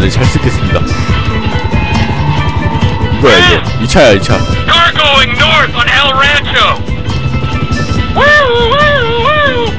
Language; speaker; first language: Korean; native; Korean